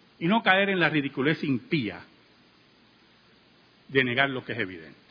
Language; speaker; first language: Spanish; native; Spanish